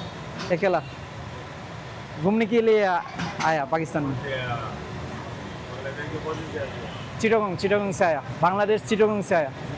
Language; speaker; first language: Hindi; non-native, learner; Bangla